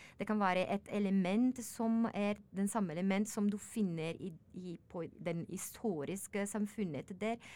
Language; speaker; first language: Norwegian; non-native, learner; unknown